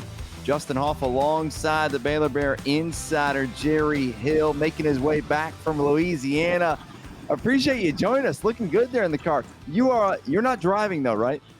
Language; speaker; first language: English; native; English